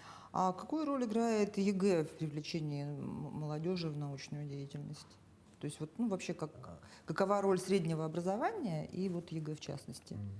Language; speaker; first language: Russian; native; Russian